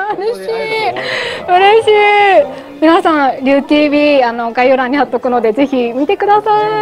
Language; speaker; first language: Japanese; native; Japanese